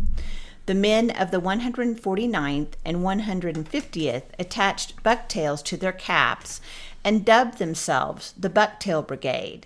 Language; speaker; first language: English; native; English